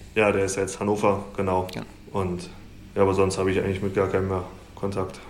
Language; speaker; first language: German; native; German